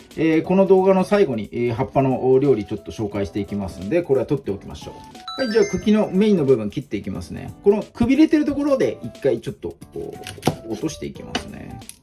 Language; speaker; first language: Japanese; native; Japanese